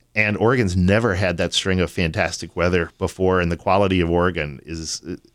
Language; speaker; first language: English; native; English